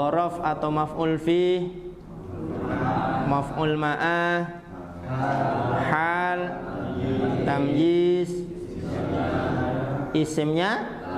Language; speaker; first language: Arabic; non-native, fluent; Indonesian